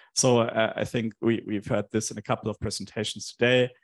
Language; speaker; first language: English; non-native, fluent; German